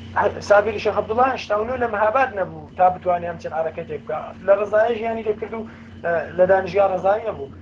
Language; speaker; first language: Central Kurdish; native; Central Kurdish